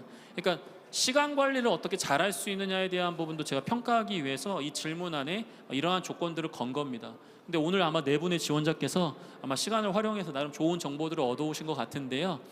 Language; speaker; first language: Korean; native; Korean